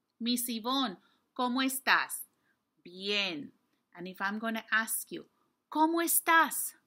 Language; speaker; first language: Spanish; non-native, fluent; English